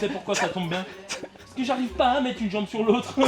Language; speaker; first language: French; native; French